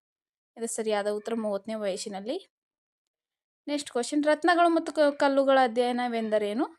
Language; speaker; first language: Kannada; native; Kannada